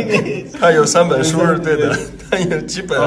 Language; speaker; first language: Chinese; native; Chinese